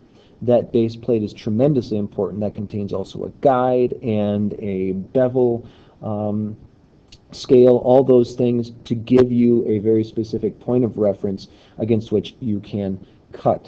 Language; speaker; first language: English; native; English